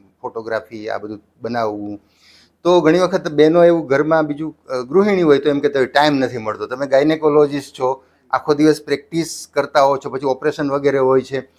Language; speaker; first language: Gujarati; native; Gujarati